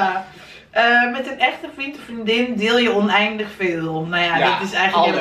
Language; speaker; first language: Dutch; native; Dutch